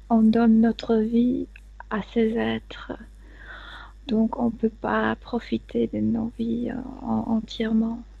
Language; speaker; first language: French; non-native, fluent; Spanish